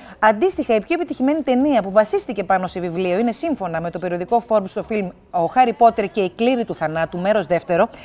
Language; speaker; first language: Greek; native; Greek